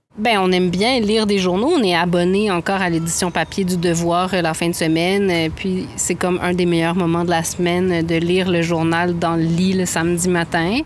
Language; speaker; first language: French; native; French